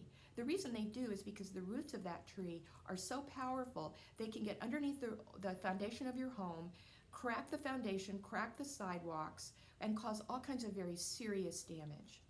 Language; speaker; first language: English; native; English